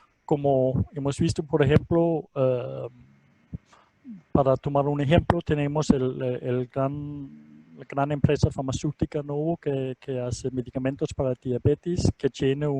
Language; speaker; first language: Spanish; non-native, fluent; Danish